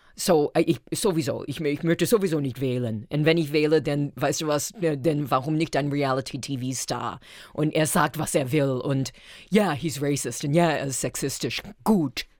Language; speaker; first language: German; non-native, fluent; English